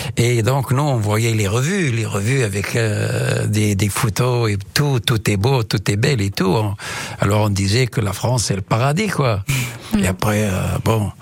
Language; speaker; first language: French; non-native, local second language; Arabic